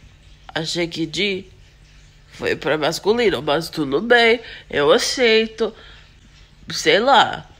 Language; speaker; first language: Portuguese; non-native, learner; English